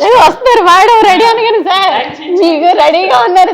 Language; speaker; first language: Telugu; native; Telugu